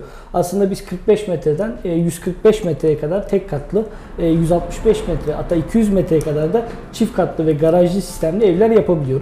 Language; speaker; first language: Turkish; native; Turkish